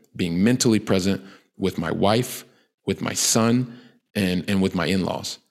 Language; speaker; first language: English; native; English